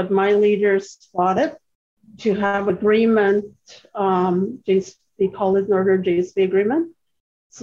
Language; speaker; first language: English; non-native, fluent; Cree